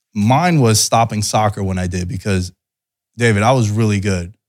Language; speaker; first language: English; early bilingual, other home language; Greek